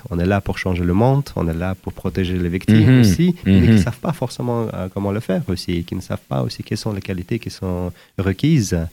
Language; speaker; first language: French; non-native, fluent; Uzbek